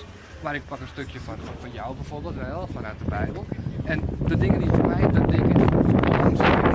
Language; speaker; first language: Dutch; native; Dutch